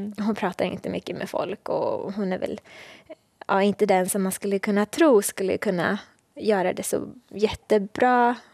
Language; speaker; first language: Swedish; early bilingual, other home language; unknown